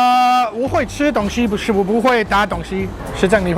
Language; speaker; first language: Chinese; non-native, fluent; English